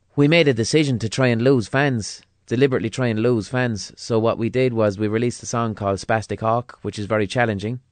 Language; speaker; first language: English; native; English